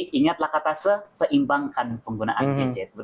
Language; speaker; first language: Malay; native; Malay